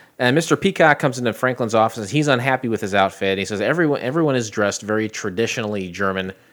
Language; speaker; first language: English; native; English